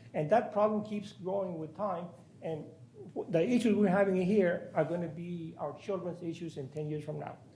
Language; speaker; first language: English; non-native, fluent; Spanish